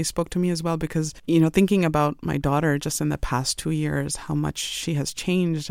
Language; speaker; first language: English; non-native, local second language; Urdu